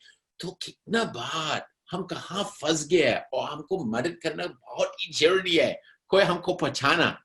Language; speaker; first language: Hindi; non-native, fluent; English